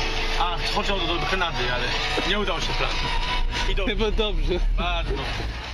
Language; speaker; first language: Polish; early bilingual, heritage; Danish